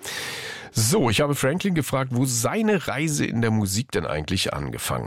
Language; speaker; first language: German; native; German